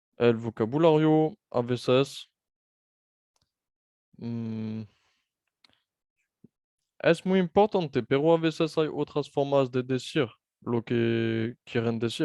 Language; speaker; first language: Spanish; non-native, fluent; French